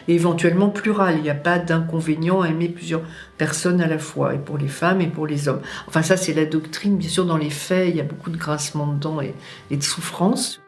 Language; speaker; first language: French; native; French